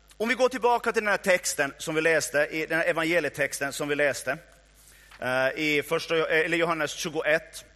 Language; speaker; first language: Swedish; native; Swedish